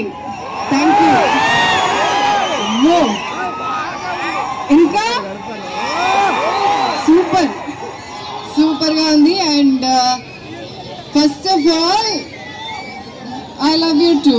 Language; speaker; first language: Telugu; non-native, local second language; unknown